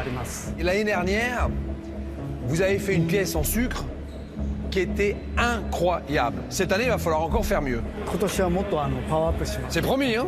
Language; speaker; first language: French; native; French